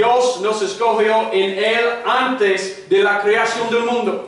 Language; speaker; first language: Spanish; non-native, fluent; English